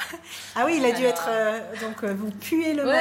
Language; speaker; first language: French; native; French